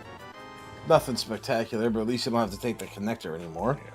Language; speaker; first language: English; native; English